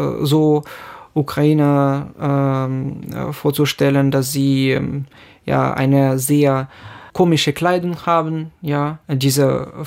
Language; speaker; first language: German; non-native, fluent; Ukrainian